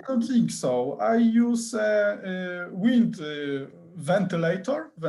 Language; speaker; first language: English; non-native, learner; Polish